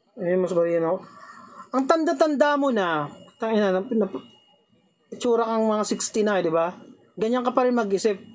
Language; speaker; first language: Filipino; native; Filipino